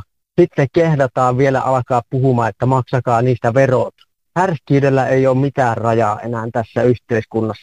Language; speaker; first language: Finnish; native; Finnish